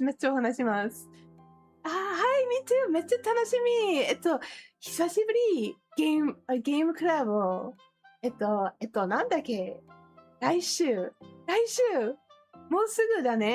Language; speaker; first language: Japanese; non-native, learner; English